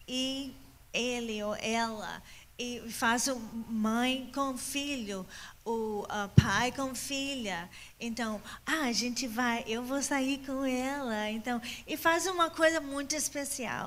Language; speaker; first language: Portuguese; non-native, fluent; English